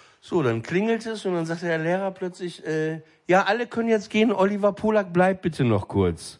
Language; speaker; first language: German; native; German